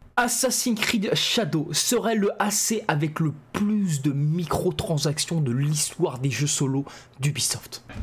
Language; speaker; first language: French; native; French